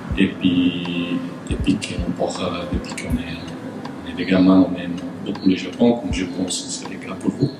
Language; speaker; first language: French; non-native, fluent; Italian